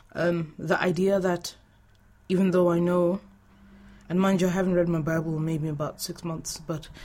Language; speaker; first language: English; non-native, local second language; Yoruba